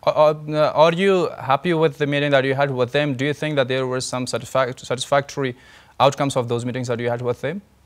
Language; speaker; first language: English; non-native, fluent; Persian